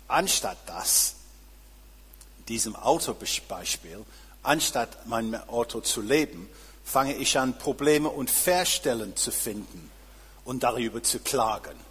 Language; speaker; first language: German; non-native, fluent; English